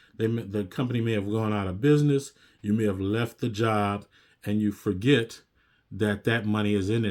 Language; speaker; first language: English; native; English